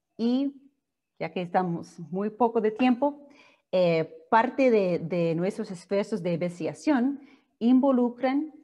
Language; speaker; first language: Spanish; non-native, fluent; English